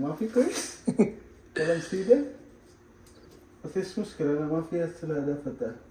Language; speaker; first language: Arabic; non-native, learner; Bangla